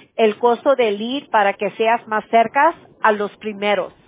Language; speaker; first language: Spanish; early bilingual, heritage; Spanish